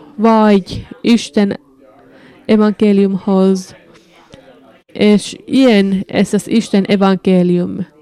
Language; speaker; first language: Hungarian; non-native, learner; Finnish